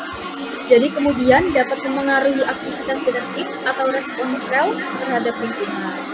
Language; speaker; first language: Indonesian; native; Indonesian